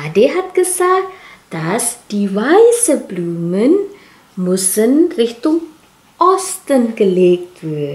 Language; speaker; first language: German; non-native, fluent; Indonesian